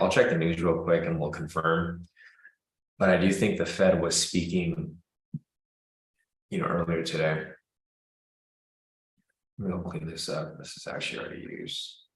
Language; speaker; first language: English; native; English